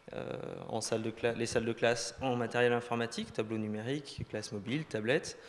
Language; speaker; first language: French; native; French